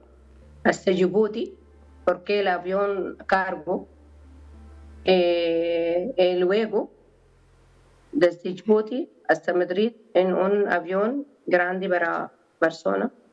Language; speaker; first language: Spanish; non-native, learner; Arabic